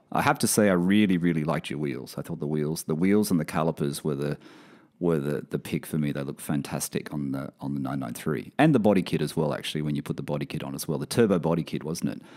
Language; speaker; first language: English; native; English